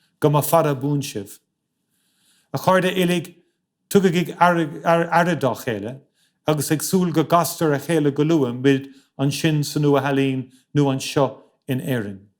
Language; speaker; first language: Irish; non-native, local second language; English